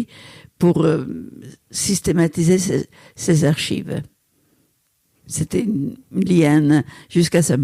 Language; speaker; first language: French; non-native, fluent; Italian